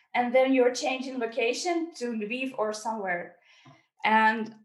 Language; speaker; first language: English; non-native, fluent; Ukrainian